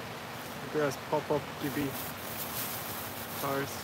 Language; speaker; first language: Turkish; non-native, learner; English